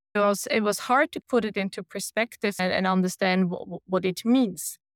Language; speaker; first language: English; non-native, fluent; German